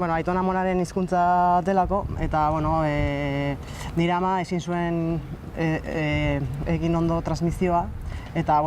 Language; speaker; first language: Basque; non-native, local second language; Spanish